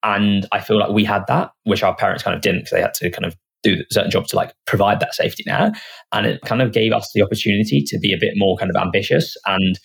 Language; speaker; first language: English; native; English